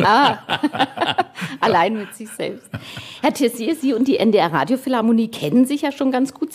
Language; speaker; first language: German; native; German